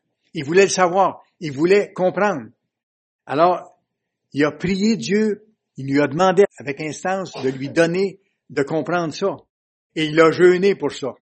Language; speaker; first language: French; native; French